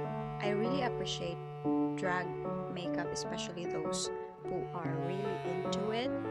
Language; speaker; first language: English; non-native, local second language; Filipino